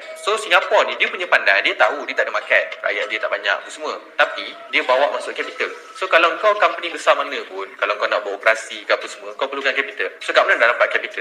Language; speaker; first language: Malay; native; Malay